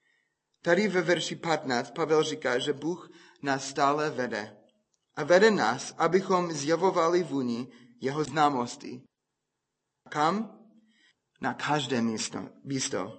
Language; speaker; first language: Czech; non-native, fluent; English